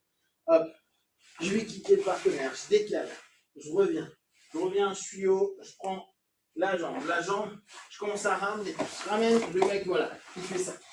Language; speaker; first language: French; native; French